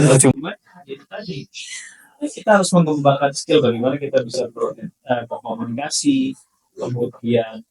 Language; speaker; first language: Indonesian; native; Indonesian